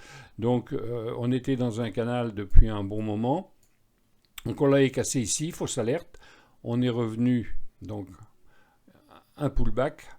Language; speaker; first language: French; native; French